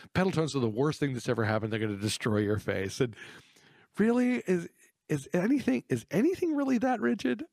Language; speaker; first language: English; native; English